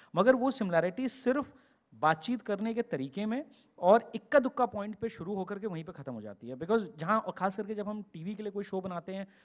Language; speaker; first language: Hindi; native; Hindi